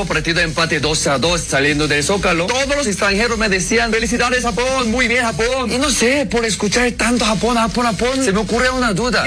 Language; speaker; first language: Spanish; non-native, fluent; Korean